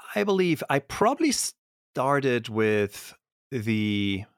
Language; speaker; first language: English; non-native, fluent; German